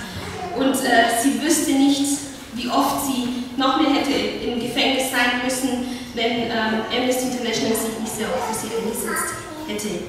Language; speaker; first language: German; non-native, fluent; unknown